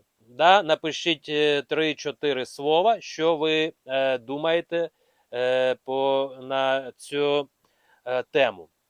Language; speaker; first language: Ukrainian; non-native, local second language; Russian